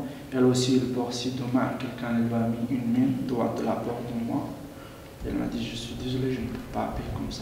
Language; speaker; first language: French; non-native, learner; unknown